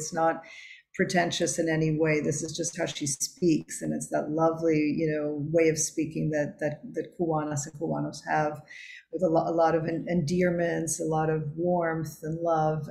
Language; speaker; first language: English; early bilingual, other home language; Spanish